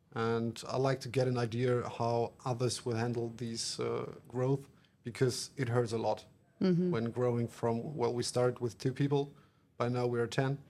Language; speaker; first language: English; non-native, fluent; German